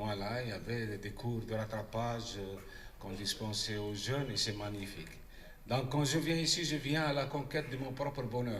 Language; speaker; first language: French; non-native, local second language; Arabic